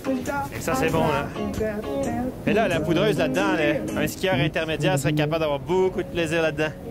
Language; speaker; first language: French; native; French